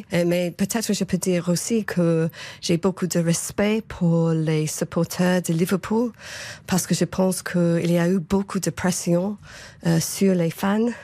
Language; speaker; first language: French; non-native, fluent; English